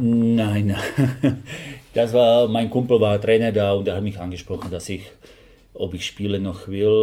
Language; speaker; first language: German; non-native, fluent; Slovak